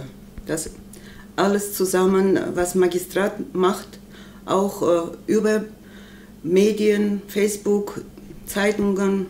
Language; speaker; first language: German; non-native, learner; Armenian